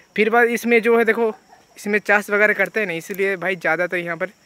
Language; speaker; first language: Hindi; non-native, local second language; Bangla